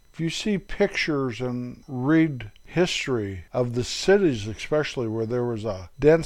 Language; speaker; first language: English; native; English